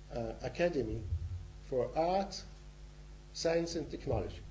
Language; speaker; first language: English; non-native, fluent; Arabic